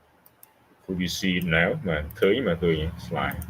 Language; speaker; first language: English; non-native, fluent; Khmer